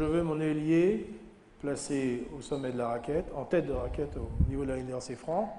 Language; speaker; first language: French; native; French